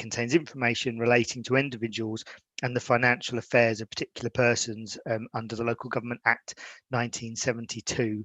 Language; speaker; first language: English; native; English